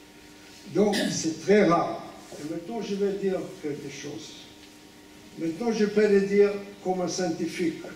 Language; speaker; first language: French; non-native, fluent; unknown